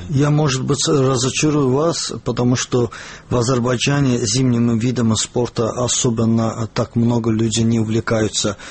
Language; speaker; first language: Russian; non-native, local second language; Azerbaijani